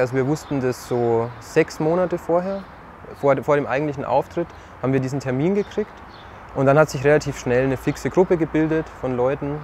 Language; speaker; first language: German; native; German